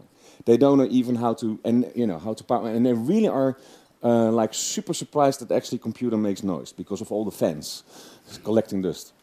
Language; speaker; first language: English; non-native, fluent; Dutch